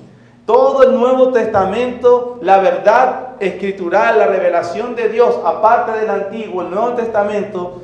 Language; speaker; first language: Spanish; native; Spanish